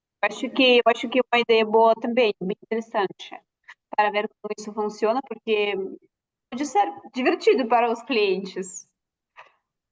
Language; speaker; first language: Portuguese; non-native, fluent; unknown